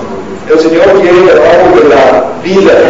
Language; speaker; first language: Spanish; non-native, learner; English